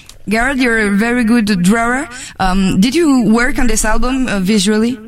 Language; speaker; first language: English; non-native, fluent; French